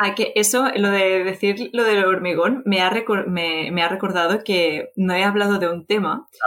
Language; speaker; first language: Spanish; native; Spanish